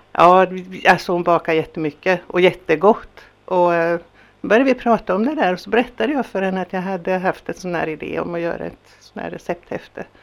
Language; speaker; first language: Swedish; native; Swedish